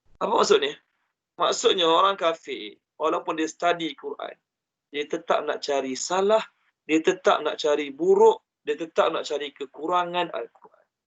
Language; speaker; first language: Malay; native; Malay